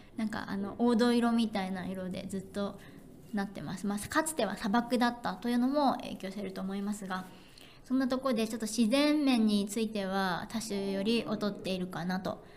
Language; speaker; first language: Japanese; native; Japanese